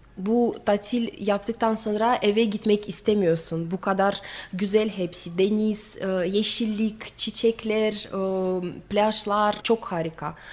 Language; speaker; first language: Turkish; non-native, fluent; Russian